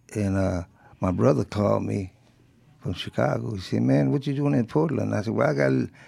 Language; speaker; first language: English; early bilingual, other home language; French